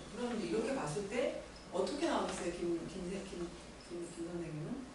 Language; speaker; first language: Korean; native; Korean